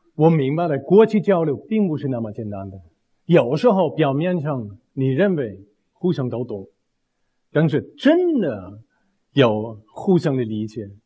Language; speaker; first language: Chinese; non-native, fluent; German